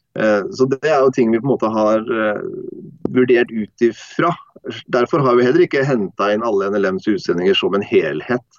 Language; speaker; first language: Norwegian; non-native, fluent; English